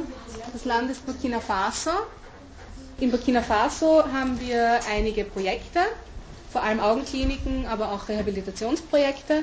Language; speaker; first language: German; native; German